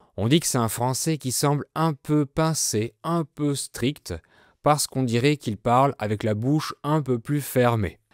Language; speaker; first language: French; native; French